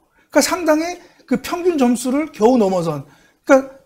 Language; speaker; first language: Korean; native; Korean